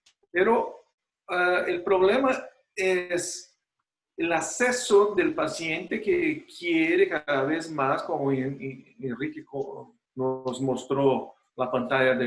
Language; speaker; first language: Spanish; non-native, fluent; Portuguese